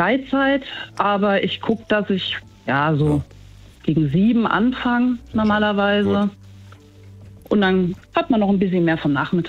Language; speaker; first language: German; native; German